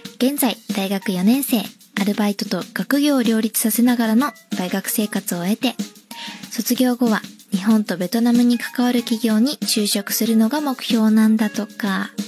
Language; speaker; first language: Japanese; native; Japanese